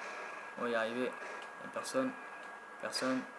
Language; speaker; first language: French; native; French